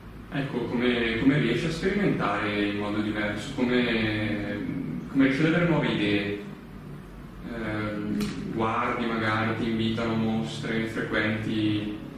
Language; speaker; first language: Italian; native; Italian